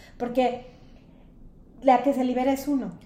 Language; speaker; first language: Spanish; native; Spanish